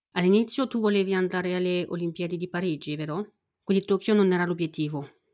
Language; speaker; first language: Italian; non-native, fluent; French